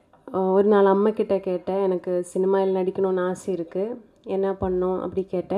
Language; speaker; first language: Tamil; non-native, local second language; Malayalam